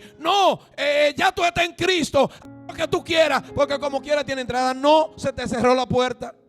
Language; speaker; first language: Spanish; native; Spanish